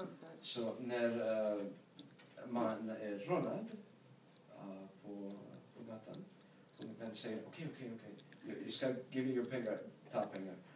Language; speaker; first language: Swedish; non-native, learner; English